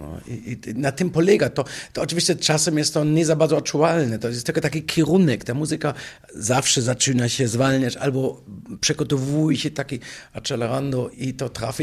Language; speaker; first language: Polish; non-native, fluent; German